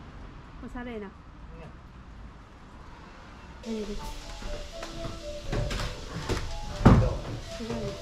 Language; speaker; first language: Japanese; non-native, learner; Vietnamese